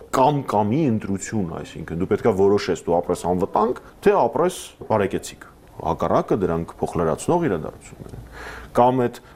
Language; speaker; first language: Armenian; native; Armenian